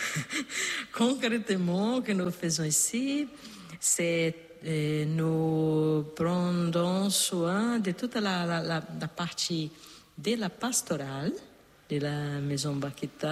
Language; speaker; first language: French; non-native, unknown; Portuguese